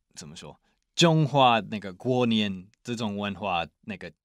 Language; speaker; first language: Chinese; non-native, fluent; English